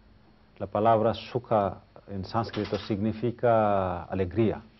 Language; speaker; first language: Spanish; non-native, fluent; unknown